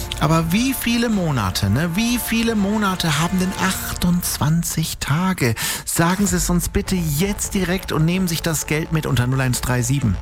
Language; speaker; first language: German; native; German